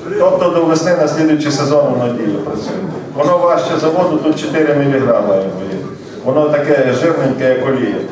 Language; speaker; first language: Ukrainian; native; Ukrainian